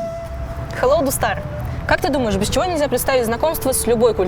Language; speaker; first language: Russian; native; Russian